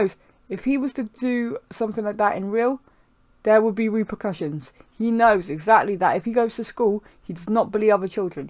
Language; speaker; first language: English; native; English